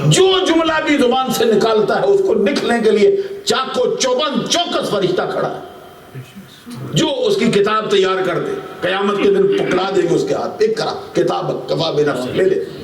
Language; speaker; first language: Urdu; non-native, local second language; Punjabi